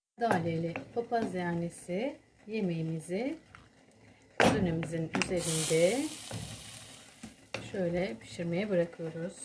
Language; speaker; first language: Turkish; native; Turkish